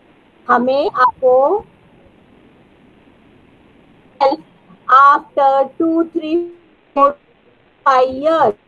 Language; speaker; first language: English; non-native, learner; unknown